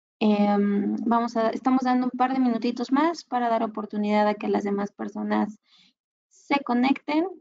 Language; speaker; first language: Spanish; native; Spanish